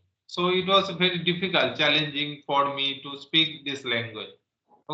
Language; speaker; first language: English; non-native, local second language; Santali